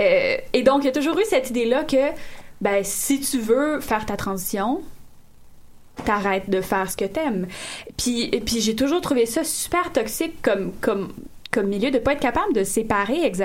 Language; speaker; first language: French; native; French